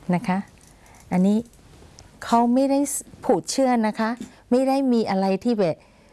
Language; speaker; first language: Thai; non-native, fluent; Burmese